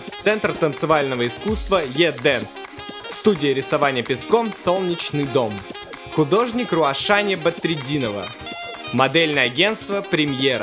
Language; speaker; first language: Russian; native; Russian